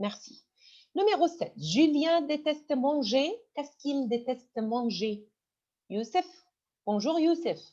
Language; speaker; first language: French; non-native, fluent; Arabic